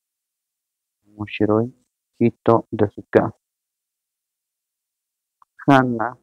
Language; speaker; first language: Japanese; non-native, learner; Spanish